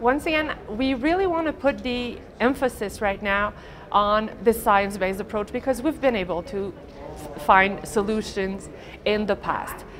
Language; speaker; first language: English; non-native, fluent; French